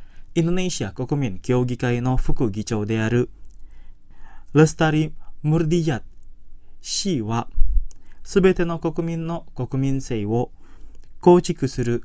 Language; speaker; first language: Japanese; non-native, fluent; Indonesian